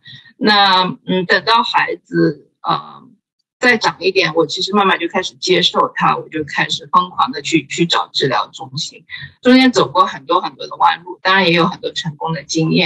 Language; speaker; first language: Chinese; native; Chinese